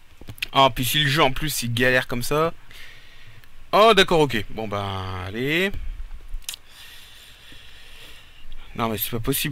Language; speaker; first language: French; native; French